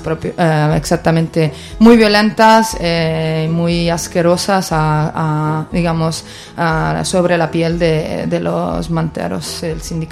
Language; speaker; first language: Spanish; native; Spanish